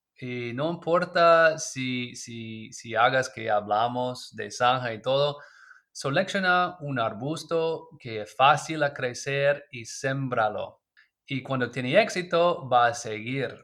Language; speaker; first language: Spanish; non-native, learner; English